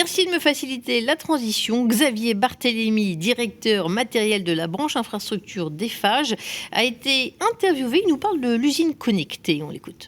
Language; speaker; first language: French; native; French